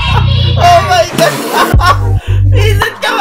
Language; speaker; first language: English; non-native, local second language; Filipino